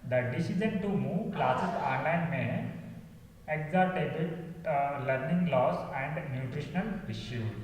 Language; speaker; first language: English; non-native, local second language; Kannada